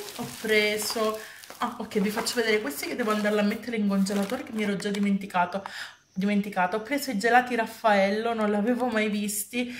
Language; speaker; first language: Italian; native; Italian